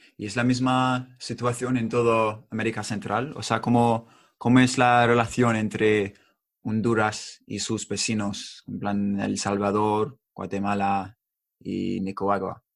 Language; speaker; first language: Spanish; non-native, fluent; English